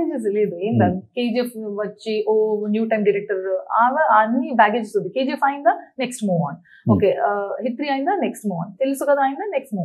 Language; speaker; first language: Telugu; non-native, learner; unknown